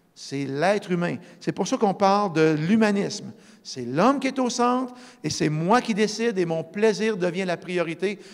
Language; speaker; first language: French; native; French